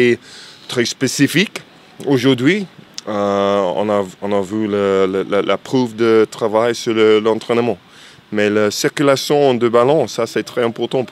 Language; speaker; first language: French; non-native, fluent; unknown